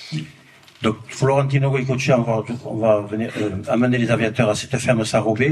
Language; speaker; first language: French; native; French